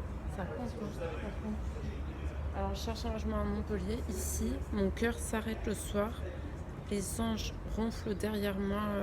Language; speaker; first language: French; native; French